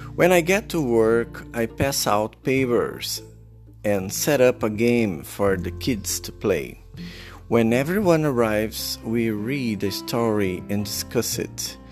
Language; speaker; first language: English; non-native, fluent; Portuguese